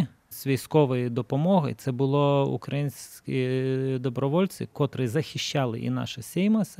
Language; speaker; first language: Ukrainian; non-native, fluent; Lithuanian